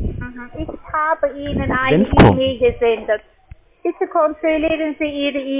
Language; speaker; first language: German; non-native, learner; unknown